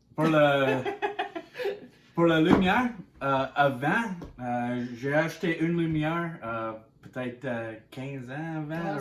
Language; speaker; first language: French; non-native, learner; English